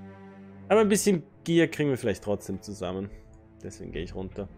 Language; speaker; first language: German; native; German